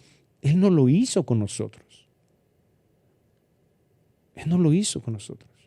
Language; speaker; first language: Spanish; native; Spanish